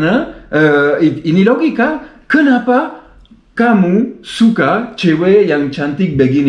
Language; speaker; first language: Indonesian; non-native, learner; French